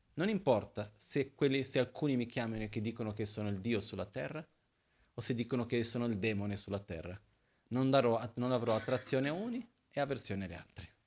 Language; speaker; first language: Italian; non-native, fluent; Portuguese